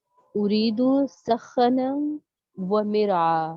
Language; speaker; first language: Arabic; non-native, learner; Urdu